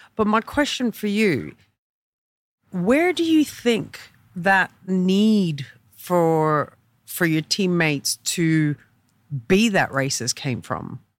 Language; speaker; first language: English; native; English